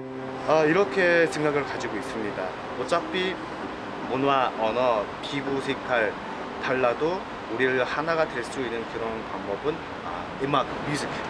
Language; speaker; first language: Korean; non-native, learner; Mongolian